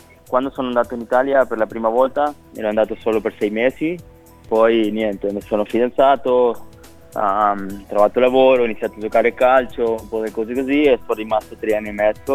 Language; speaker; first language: Italian; non-native, fluent; Spanish